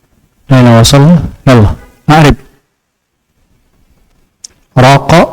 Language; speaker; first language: Arabic; non-native, fluent; Indonesian